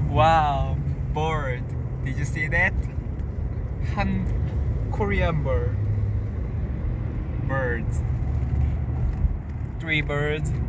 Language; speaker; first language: English; non-native, learner; Korean